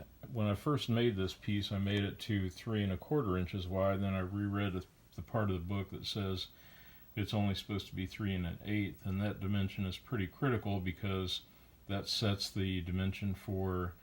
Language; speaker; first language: English; native; English